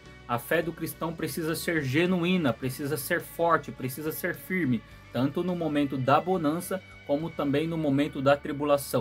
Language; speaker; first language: Portuguese; native; Portuguese